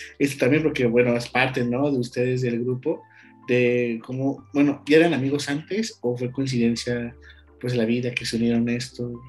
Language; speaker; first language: Spanish; native; Spanish